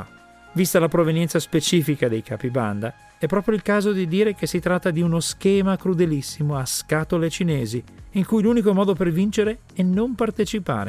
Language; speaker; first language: Italian; native; Italian